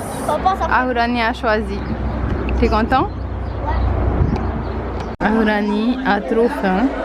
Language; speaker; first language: French; native; French